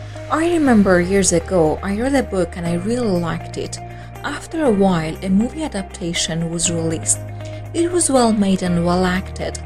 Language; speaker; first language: English; non-native, fluent; Persian